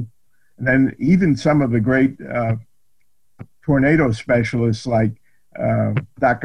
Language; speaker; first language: English; native; English